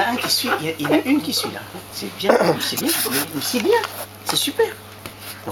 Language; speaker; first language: French; native; French